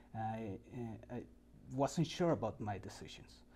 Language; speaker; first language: English; non-native, fluent; Spanish